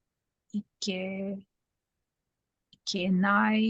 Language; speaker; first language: Japanese; non-native, learner; English